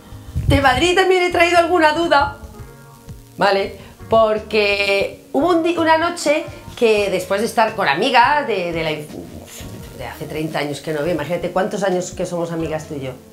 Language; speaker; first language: Spanish; native; Spanish